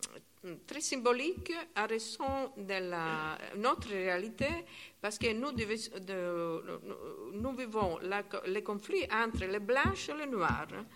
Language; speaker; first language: French; non-native, learner; Italian